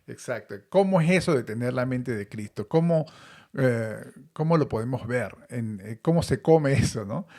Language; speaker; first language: Spanish; native; Spanish